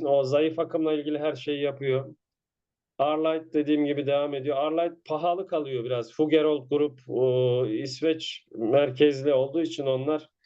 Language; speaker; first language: Turkish; native; Turkish